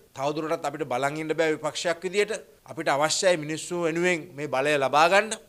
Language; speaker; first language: Sinhala; native; Sinhala